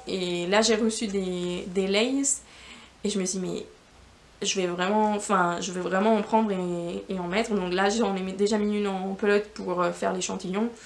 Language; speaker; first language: French; non-native, fluent; Spanish